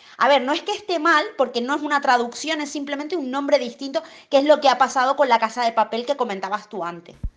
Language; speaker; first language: Spanish; native; Spanish